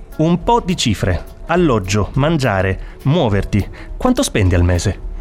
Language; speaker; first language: Italian; native; Italian